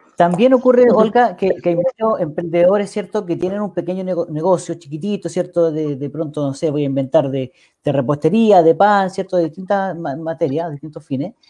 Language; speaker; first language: Spanish; native; Spanish